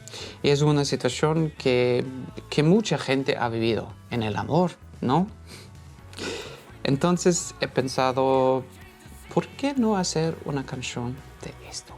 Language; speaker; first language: Spanish; non-native, fluent; Norwegian